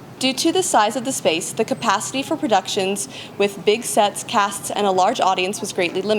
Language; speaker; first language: English; native; English